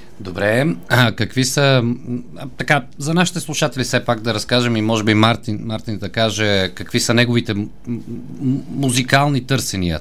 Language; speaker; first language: Bulgarian; native; Bulgarian